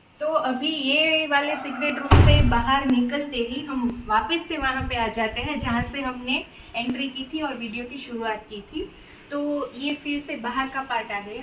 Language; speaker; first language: Hindi; non-native, local second language; Gujarati